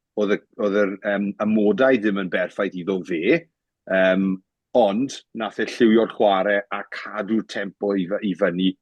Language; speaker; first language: Welsh; native; Welsh